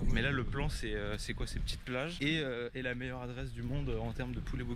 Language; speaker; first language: French; native; French